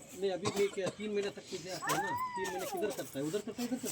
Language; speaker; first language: Hindi; non-native, local second language; Kannada